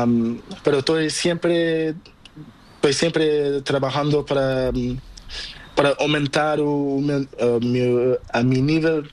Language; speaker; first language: Spanish; non-native, learner; Portuguese